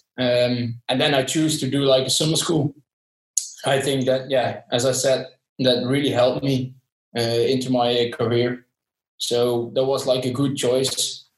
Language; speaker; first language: English; non-native, fluent; Dutch